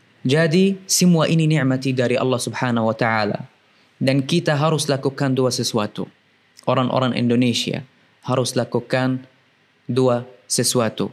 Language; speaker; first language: Indonesian; non-native, fluent; Arabic